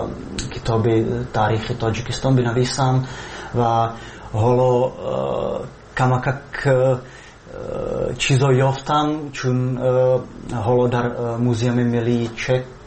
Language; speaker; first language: Persian; non-native, fluent; Czech